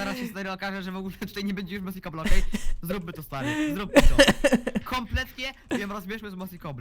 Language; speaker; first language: Polish; native; Polish